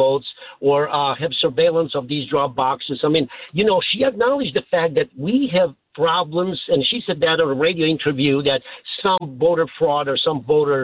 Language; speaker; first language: English; non-native, fluent; Albanian